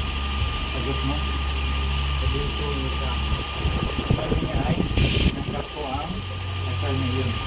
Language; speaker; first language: Filipino; non-native, local second language; Chavacano